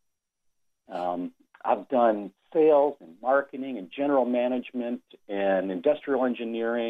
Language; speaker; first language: English; native; English